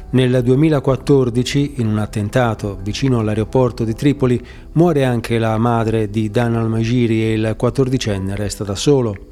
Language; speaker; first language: Italian; native; Italian